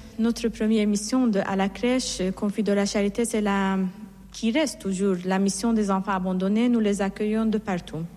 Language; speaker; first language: French; non-native, fluent; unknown